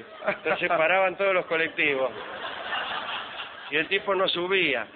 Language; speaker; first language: Spanish; native; Spanish